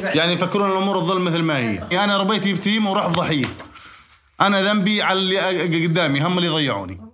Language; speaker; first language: Arabic; native; Arabic